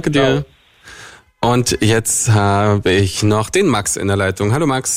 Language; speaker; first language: German; native; German